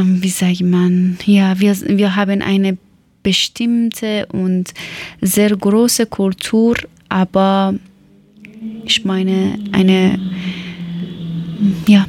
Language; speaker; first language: German; non-native, learner; Persian